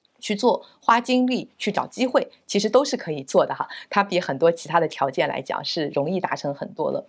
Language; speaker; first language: Chinese; native; Chinese